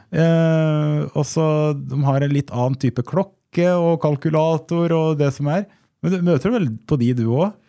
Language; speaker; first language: Norwegian; early bilingual, other home language; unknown